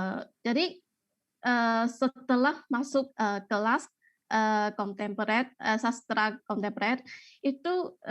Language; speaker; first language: Indonesian; non-native, fluent; Chinese